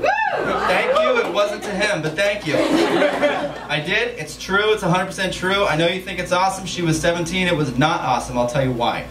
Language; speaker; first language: English; native; English